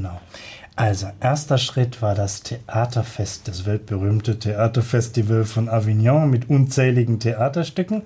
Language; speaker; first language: German; native; German